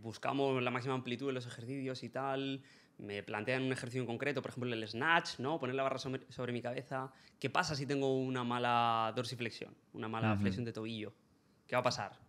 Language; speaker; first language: Spanish; native; Spanish